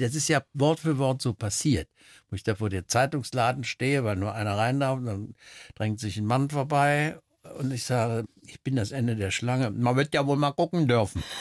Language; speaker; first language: German; native; German